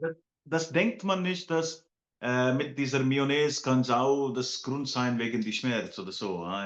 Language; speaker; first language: German; non-native, fluent; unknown